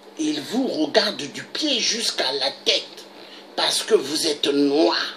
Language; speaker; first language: French; non-native, local second language; Lingala